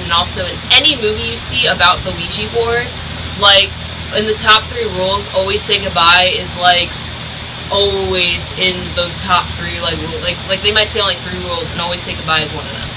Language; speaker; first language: English; native; English